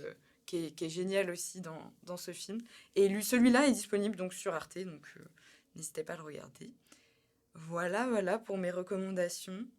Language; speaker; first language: French; native; French